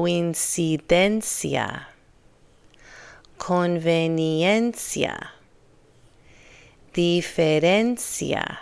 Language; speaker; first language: Spanish; non-native, fluent; English